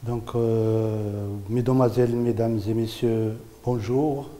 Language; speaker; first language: French; non-native, local second language; Arabic